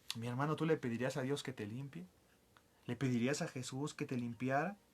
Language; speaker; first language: Spanish; native; Spanish